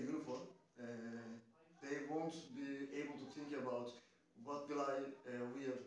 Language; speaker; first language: English; non-native, learner; Turkish